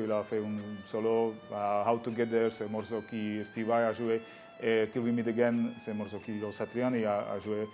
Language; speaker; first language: French; non-native, learner; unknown